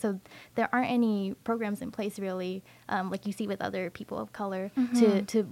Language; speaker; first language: English; native; English